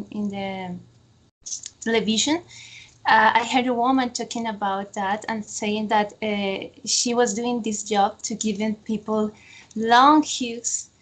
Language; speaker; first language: English; non-native, fluent; Spanish